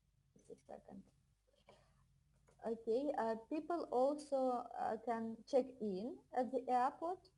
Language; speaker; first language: English; non-native, fluent; Russian